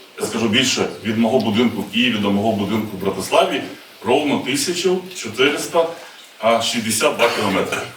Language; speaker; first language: Ukrainian; native; Ukrainian